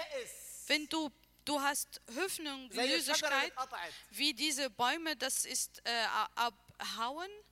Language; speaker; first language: German; non-native, learner; Arabic